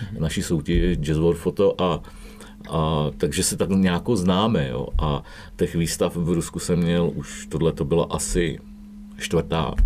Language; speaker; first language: Czech; native; Czech